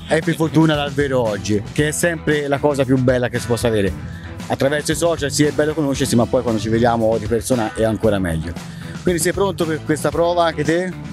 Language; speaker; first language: Italian; native; Italian